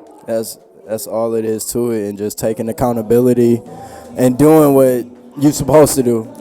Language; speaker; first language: English; native; English